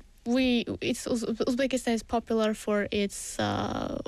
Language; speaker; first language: English; non-native, fluent; Uzbek